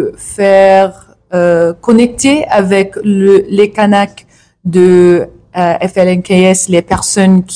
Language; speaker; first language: French; non-native, learner; English